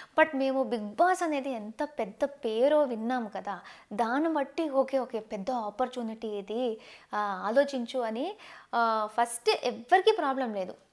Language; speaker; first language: Telugu; non-native, local second language; Tamil